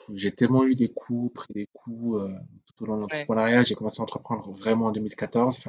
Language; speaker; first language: French; non-native, local second language; Sango